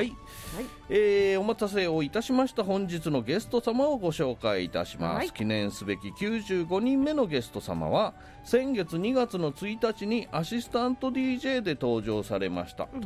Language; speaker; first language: Japanese; native; Japanese